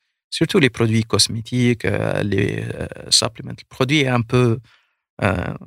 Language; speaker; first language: French; non-native, local second language; Arabic